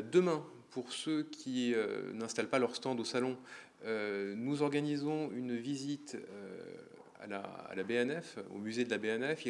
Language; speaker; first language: French; native; French